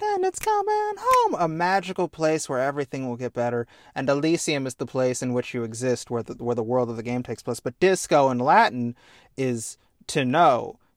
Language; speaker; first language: English; native; English